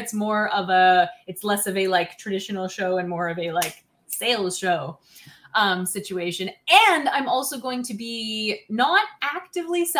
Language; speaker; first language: English; native; English